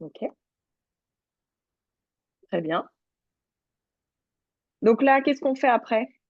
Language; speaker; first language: French; native; French